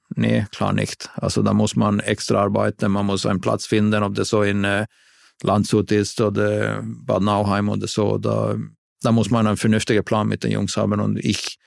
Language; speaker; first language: German; non-native, fluent; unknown